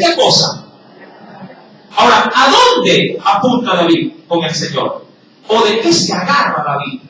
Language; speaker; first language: Spanish; native; Spanish